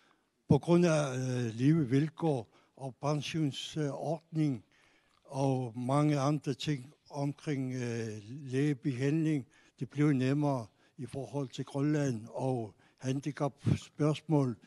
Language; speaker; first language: Danish; non-native, local second language; Kalaallisut